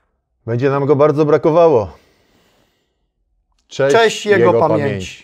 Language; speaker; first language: Polish; native; Polish